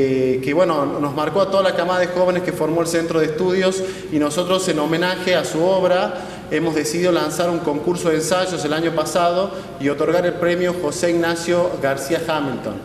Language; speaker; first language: Spanish; native; Spanish